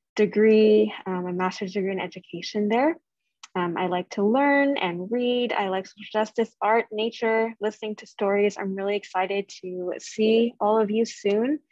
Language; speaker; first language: English; native; English